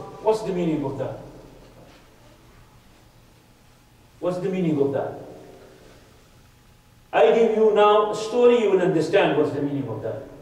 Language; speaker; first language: English; non-native, fluent; Arabic